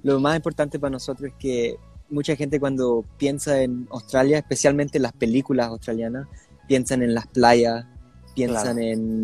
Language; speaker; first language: Spanish; early bilingual, heritage; Spanish